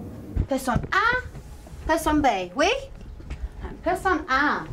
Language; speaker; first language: French; non-native, fluent; English